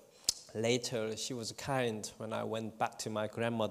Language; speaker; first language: English; non-native, fluent; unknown